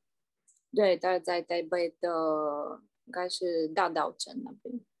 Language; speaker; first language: Chinese; non-native, fluent; Russian